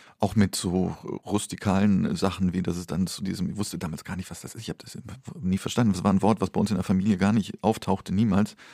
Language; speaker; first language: German; early bilingual, other home language; Polish